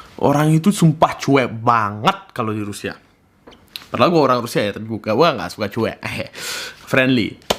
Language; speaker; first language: Indonesian; early bilingual, other home language; Russian